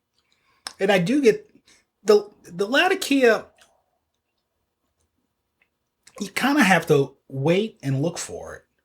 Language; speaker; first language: English; native; English